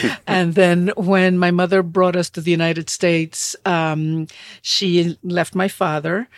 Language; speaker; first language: English; non-native, fluent; Spanish